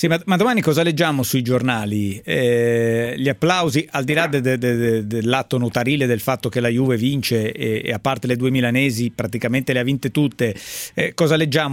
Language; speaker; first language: Italian; native; Italian